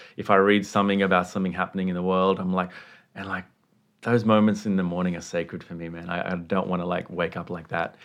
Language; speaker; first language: English; non-native, local second language; Sinhala